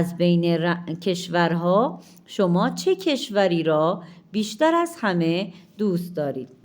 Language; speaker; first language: Persian; non-native, fluent; Urdu